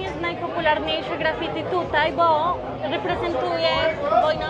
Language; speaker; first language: Polish; non-native, learner; Spanish